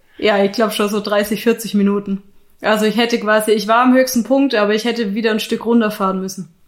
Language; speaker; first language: German; native; German